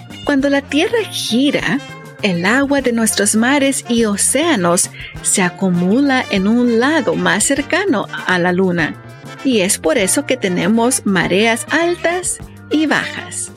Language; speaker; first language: Spanish; native; Spanish